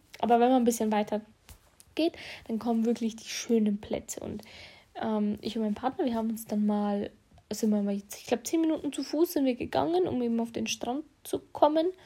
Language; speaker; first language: German; early bilingual, other home language; Russian